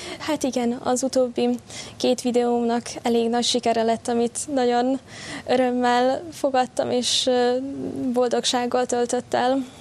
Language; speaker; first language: Hungarian; native; Hungarian